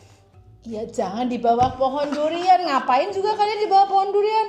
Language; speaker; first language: Indonesian; native; Indonesian